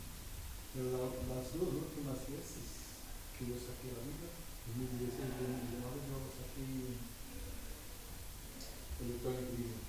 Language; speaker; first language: Spanish; non-native, learner; Portuguese